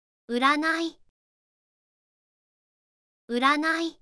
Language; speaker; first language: Japanese; native; Japanese